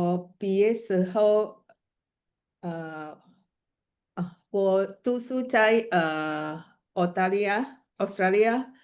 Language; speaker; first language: Chinese; non-native, learner; Indonesian